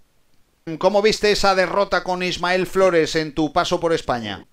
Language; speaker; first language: Spanish; native; Spanish